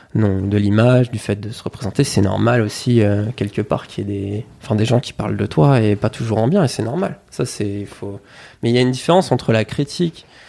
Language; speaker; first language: French; native; French